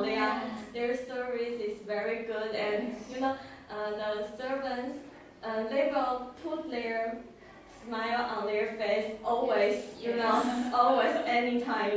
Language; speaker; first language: English; non-native, learner; Chinese